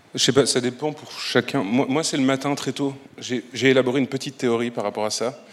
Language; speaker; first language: French; native; French